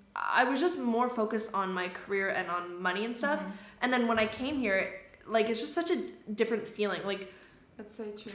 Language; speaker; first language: English; native; English